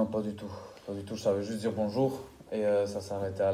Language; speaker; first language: French; non-native, fluent; Albanian